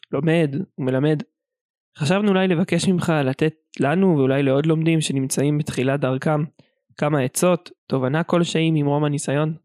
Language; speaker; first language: Hebrew; native; Hebrew